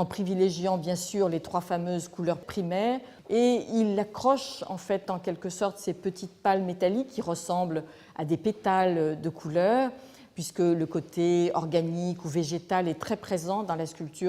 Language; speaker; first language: French; native; French